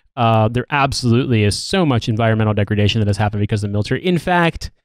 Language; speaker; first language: English; native; English